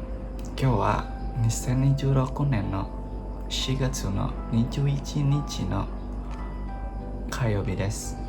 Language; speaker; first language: Japanese; non-native, learner; Indonesian